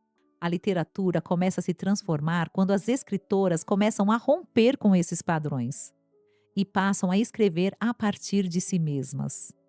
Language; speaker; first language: Portuguese; native; Portuguese